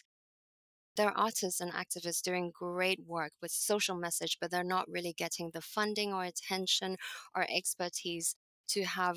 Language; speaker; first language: English; non-native, local second language; Cantonese